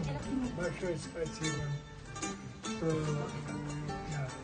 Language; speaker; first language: Russian; non-native, local second language; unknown